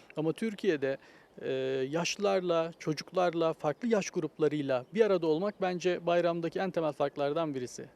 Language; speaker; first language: Turkish; native; Turkish